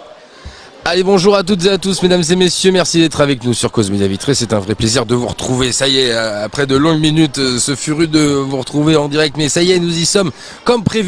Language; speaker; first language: French; native; French